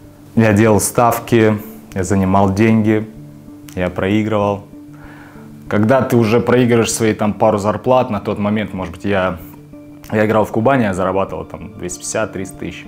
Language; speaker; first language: Russian; native; Russian